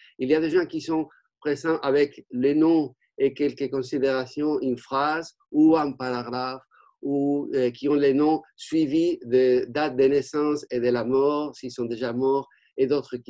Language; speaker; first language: French; non-native, fluent; Spanish